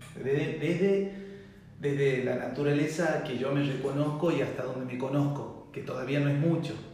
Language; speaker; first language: Spanish; native; Spanish